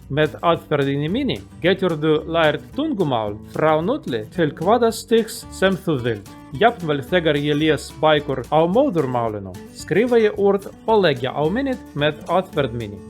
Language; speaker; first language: Icelandic; non-native, learner; Russian